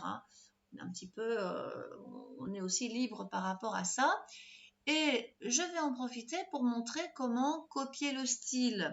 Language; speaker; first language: French; native; French